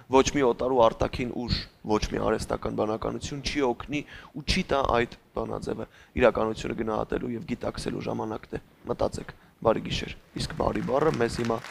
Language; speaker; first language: Armenian; native; Armenian